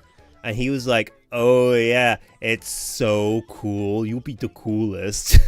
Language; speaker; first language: English; native; English